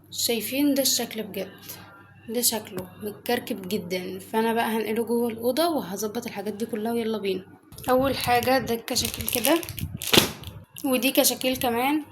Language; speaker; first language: Arabic; native; Arabic